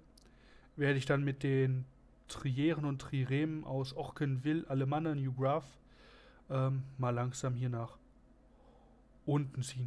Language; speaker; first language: German; native; German